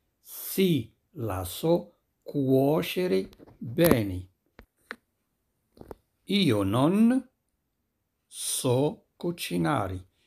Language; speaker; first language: Italian; non-native, fluent; Arabic